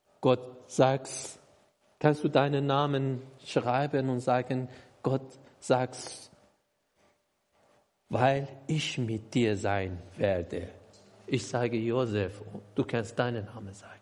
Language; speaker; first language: German; non-native, learner; Persian